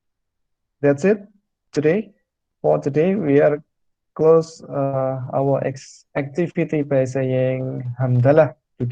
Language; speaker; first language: English; non-native, fluent; Indonesian